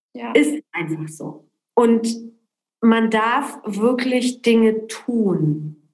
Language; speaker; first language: German; early bilingual, other home language; Polish